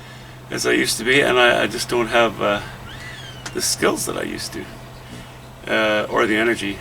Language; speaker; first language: English; native; English